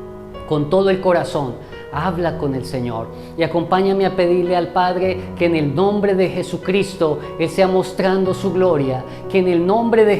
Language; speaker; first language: Spanish; native; Spanish